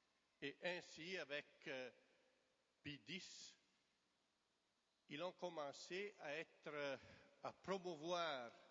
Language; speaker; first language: French; non-native, fluent; Italian